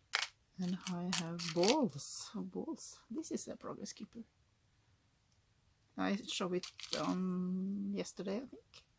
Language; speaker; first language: English; non-native, learner; Norwegian